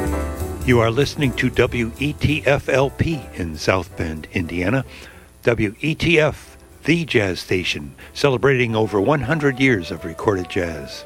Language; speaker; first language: English; native; English